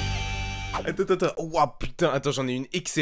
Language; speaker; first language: French; native; French